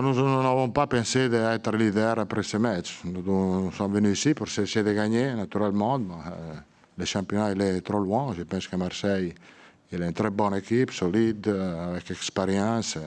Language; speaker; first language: French; non-native, learner; Italian